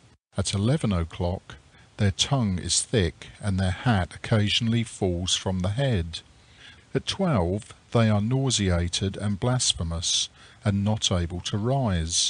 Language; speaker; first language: English; native; English